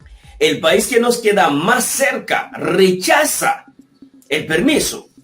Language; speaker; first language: Spanish; non-native, fluent; Haitian Creole